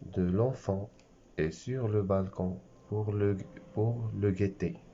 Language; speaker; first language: French; non-native, local second language; Arabic